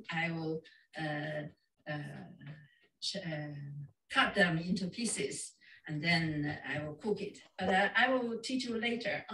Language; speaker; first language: English; non-native, fluent; Chinese